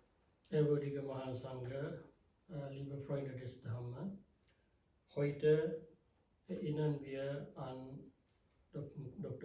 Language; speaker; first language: German; non-native, fluent; Sinhala